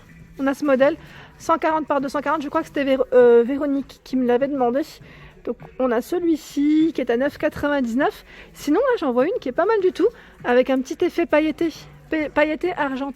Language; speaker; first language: French; native; French